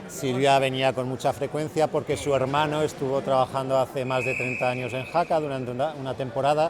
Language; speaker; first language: Spanish; native; Spanish